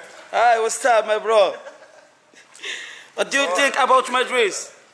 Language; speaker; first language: English; non-native, learner; Arabic